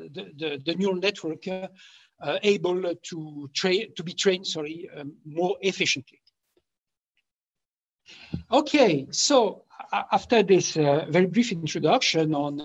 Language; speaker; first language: English; non-native, fluent; French